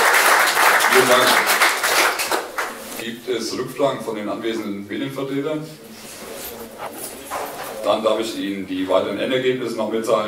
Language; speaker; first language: German; native; German